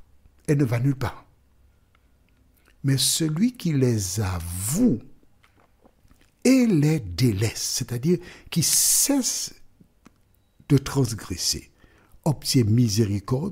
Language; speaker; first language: French; native; French